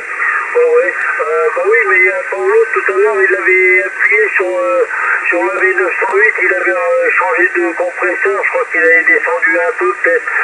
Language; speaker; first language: French; native; French